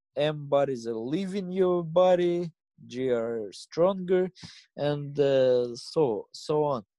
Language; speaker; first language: English; non-native, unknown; Russian